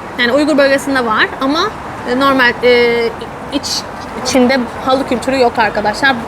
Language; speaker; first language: Turkish; native; Turkish